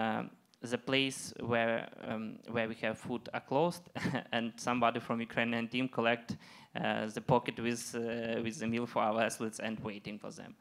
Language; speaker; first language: English; non-native, learner; Ukrainian